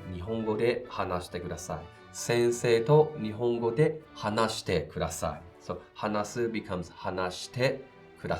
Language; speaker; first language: Japanese; non-native, fluent; English